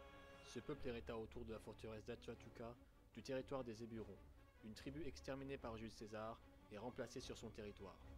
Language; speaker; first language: French; native; French